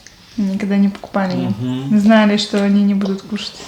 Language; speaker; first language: Russian; native; Russian